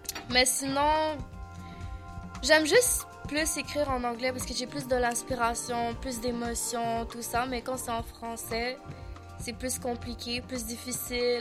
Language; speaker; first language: French; native; French